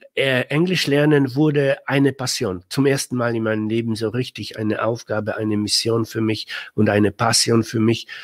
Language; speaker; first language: German; non-native, fluent; Polish